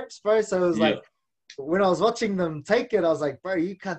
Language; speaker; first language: English; non-native, local second language; Māori